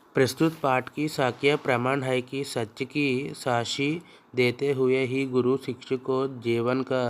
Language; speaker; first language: Hindi; non-native, local second language; Telugu